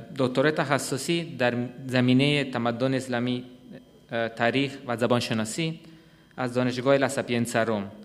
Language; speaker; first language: Persian; non-native, fluent; Italian